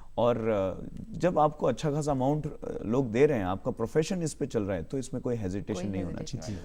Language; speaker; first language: Hindi; native; Hindi